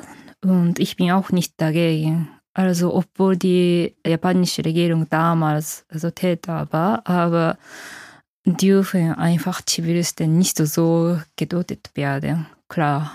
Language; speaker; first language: German; non-native, fluent; Japanese